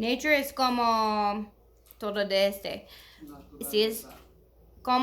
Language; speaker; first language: Spanish; non-native, learner; English